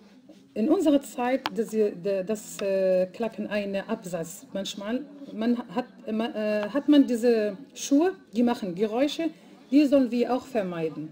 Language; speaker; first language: German; non-native, fluent; Arabic